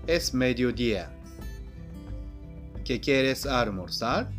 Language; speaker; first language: Spanish; non-native, fluent; Japanese